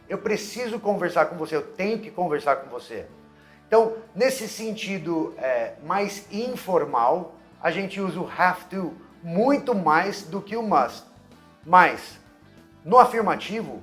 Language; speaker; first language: Portuguese; non-native, fluent; English